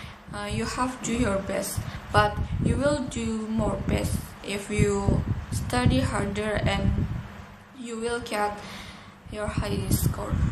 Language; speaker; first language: English; non-native, learner; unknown